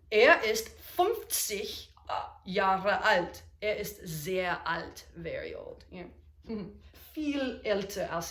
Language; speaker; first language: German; non-native, fluent; English